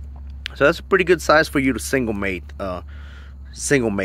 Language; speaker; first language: English; native; English